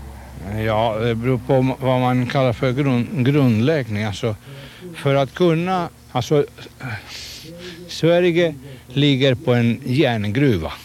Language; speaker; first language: Swedish; non-native, fluent; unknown